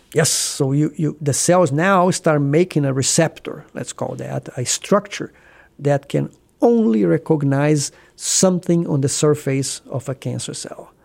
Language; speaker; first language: English; non-native, fluent; Portuguese